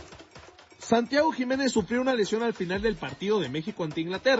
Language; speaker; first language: Spanish; native; Spanish